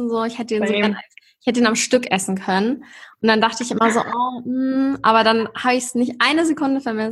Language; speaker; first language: German; native; German